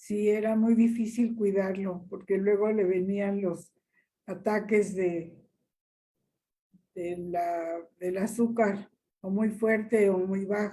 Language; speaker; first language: Spanish; early bilingual, other home language; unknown